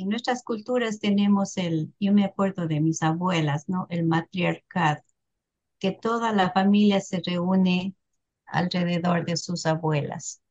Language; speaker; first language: Spanish; native; Spanish